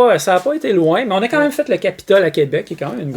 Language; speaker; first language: French; native; French